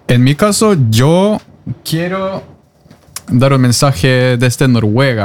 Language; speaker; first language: Spanish; non-native, fluent; Norwegian